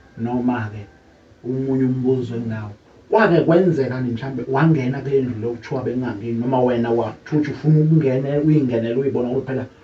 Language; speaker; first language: Zulu; native; Zulu